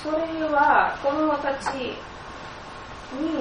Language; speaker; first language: Japanese; non-native, learner; English